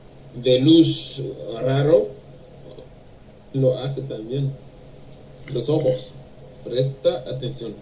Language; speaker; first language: Spanish; non-native, learner; English